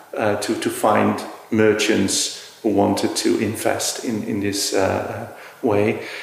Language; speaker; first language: English; non-native, fluent; Dutch